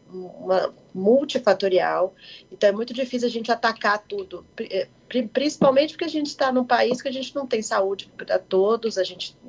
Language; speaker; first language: Portuguese; native; Portuguese